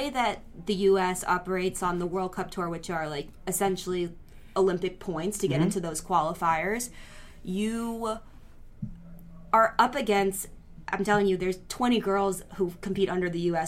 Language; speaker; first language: English; native; English